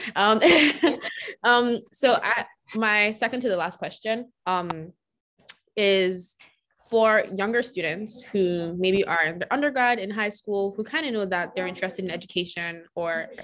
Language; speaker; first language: English; non-native, local second language; Yoruba